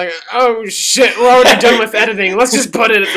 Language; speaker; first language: English; native; English